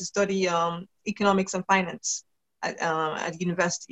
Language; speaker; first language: English; non-native, local second language; Yoruba